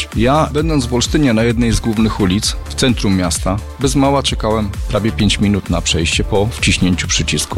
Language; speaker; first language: Polish; native; Polish